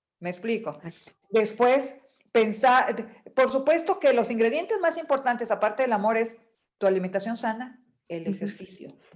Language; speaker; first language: Spanish; native; Spanish